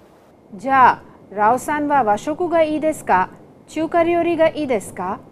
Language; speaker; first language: Japanese; non-native, fluent; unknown